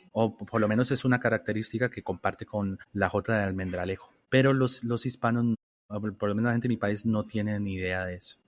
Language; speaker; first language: Spanish; native; Spanish